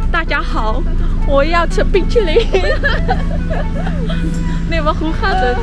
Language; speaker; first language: Chinese; early bilingual, heritage; Dutch